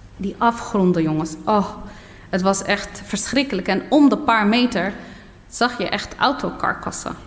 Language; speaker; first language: Dutch; early bilingual, other home language; Riffian